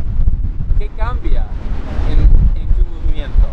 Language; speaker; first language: Spanish; non-native, learner; English